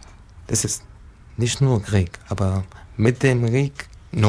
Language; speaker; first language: German; non-native, learner; Arabic